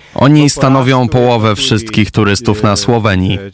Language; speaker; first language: Polish; non-native, fluent; Slovenian